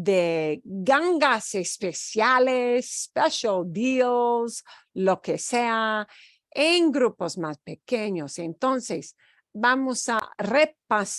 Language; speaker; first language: Spanish; non-native, fluent; English